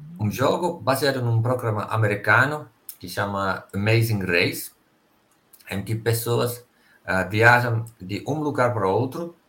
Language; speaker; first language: Portuguese; non-native, fluent; Finnish